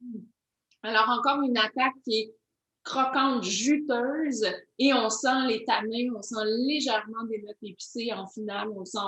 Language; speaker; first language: French; native; French